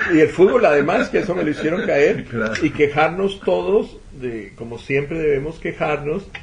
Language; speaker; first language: Spanish; native; Spanish